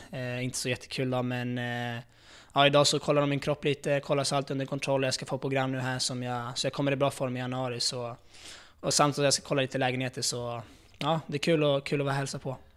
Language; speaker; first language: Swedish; native; Swedish